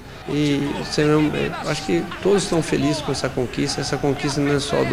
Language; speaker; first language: Portuguese; native; Portuguese